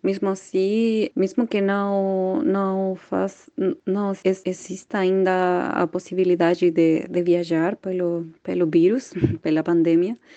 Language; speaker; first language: Portuguese; non-native, fluent; Spanish